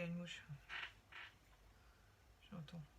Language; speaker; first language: French; native; French